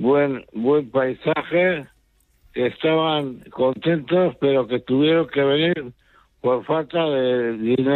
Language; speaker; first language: Spanish; non-native, local second language; Basque